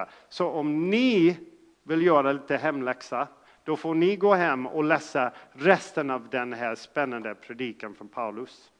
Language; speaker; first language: Swedish; non-native, fluent; English